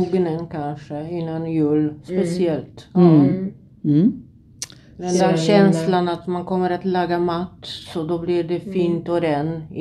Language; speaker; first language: Swedish; non-native, fluent; Polish